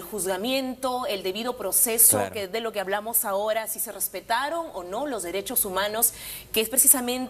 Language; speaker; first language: Spanish; native; Spanish